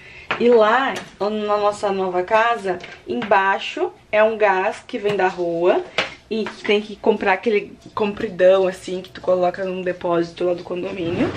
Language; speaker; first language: Portuguese; native; Portuguese